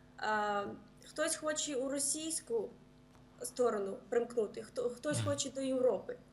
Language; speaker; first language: Ukrainian; early bilingual, heritage; Ukrainian